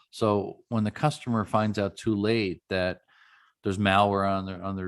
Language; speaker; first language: English; native; English